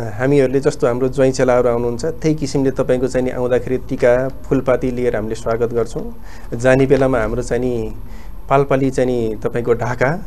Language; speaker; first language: Nepali; native; Nepali